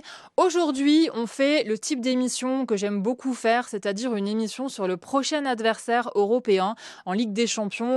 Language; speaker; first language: French; native; French